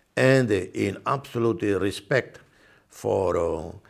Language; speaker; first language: English; non-native, fluent; Portuguese